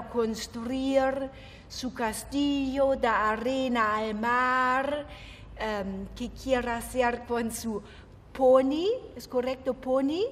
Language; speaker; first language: Spanish; non-native, fluent; German